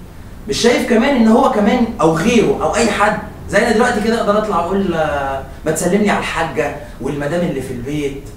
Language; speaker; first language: Arabic; native; Arabic